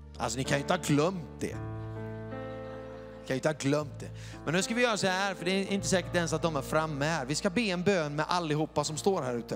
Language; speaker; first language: Swedish; native; Swedish